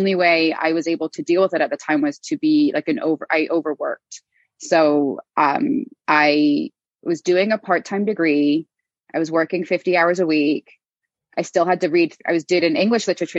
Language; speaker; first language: English; native; English